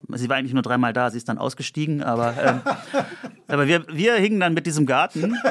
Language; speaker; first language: German; native; German